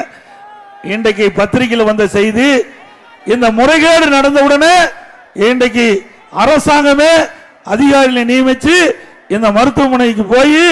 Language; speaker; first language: Tamil; native; Tamil